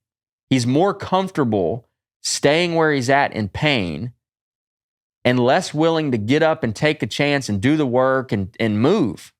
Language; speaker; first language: English; native; English